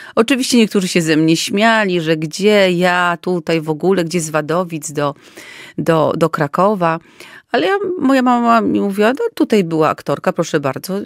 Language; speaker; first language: Polish; native; Polish